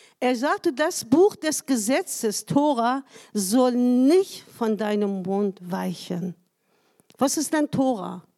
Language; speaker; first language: German; non-native, fluent; Persian